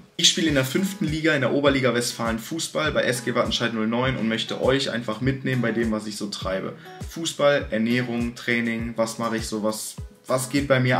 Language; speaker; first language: German; native; German